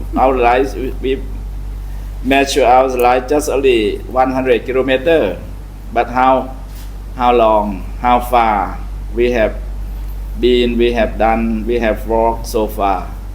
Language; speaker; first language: English; non-native, learner; Thai